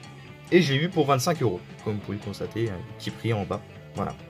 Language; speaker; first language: French; native; French